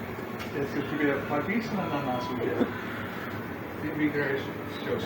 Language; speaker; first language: Russian; non-native, learner; English